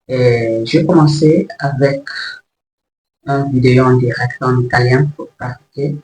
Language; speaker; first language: French; non-native, learner; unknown